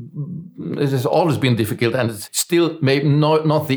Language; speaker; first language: English; non-native, fluent; German